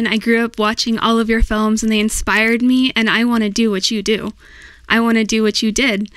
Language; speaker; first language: English; non-native, fluent; Chinese